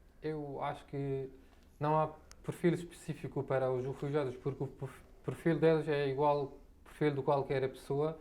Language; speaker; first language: Portuguese; non-native, fluent; Arabic